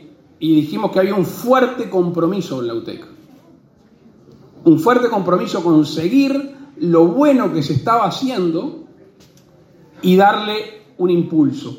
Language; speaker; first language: Spanish; native; Spanish